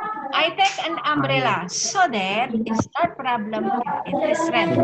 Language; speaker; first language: English; non-native, learner; Indonesian